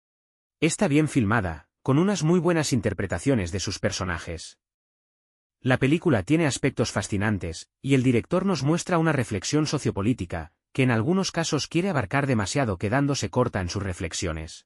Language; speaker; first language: Spanish; native; Spanish